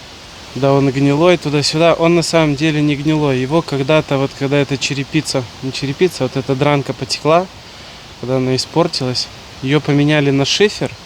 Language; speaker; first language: Russian; native; Russian